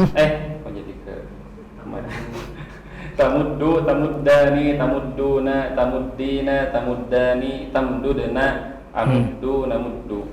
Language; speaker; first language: Arabic; non-native, learner; Indonesian